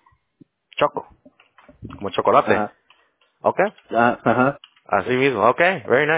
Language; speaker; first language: Spanish; early bilingual, heritage; English